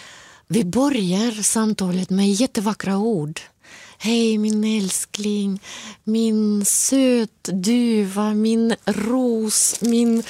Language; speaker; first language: Swedish; non-native, fluent; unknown